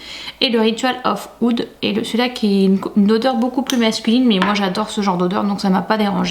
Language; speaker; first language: French; native; French